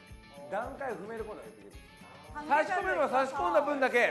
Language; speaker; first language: Japanese; native; Japanese